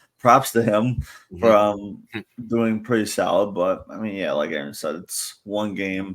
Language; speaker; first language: English; native; English